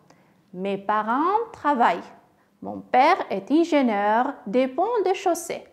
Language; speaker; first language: French; non-native, fluent; Armenian